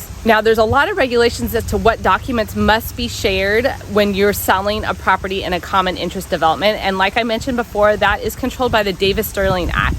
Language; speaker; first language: English; native; English